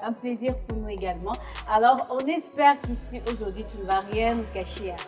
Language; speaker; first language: French; native; French